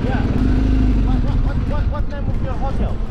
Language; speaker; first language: English; non-native, learner; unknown